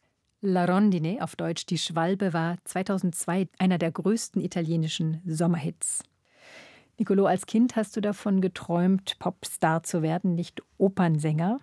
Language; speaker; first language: German; native; German